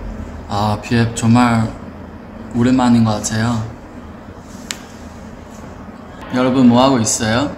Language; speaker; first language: Korean; non-native, fluent; Chinese